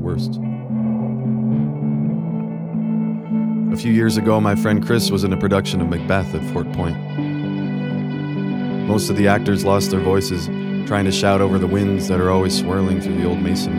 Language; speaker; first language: English; native; English